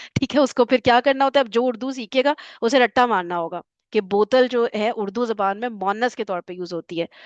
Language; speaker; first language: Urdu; native; Urdu